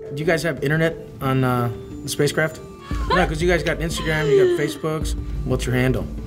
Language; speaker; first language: English; native; English